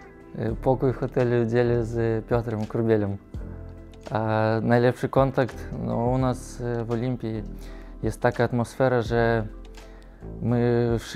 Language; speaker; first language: Polish; non-native, learner; Russian